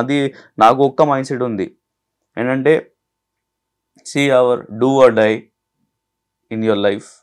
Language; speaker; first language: Telugu; non-native, local second language; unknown